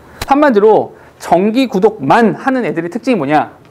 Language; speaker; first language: Korean; native; Korean